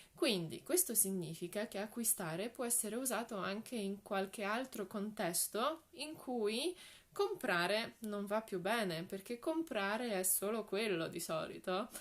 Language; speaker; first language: Italian; non-native, fluent; Polish